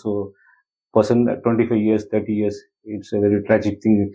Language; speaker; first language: English; non-native, local second language; Tamil